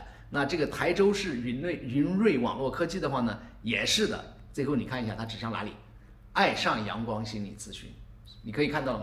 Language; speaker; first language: Chinese; native; Chinese